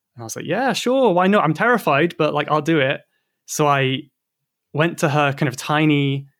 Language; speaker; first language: English; native; English